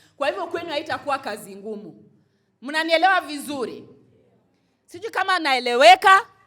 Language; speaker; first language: Swahili; non-native, local second language; Luo (Kenya and Tanzania)